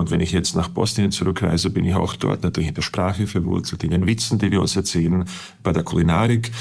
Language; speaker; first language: German; non-native, fluent; Bosnian